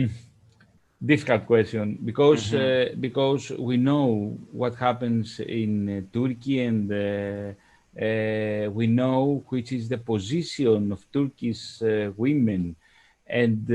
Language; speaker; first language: English; non-native, fluent; Greek